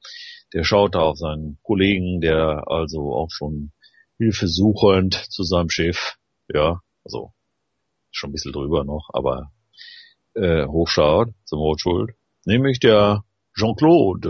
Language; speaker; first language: German; native; German